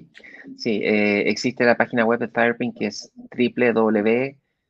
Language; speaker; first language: Spanish; native; Spanish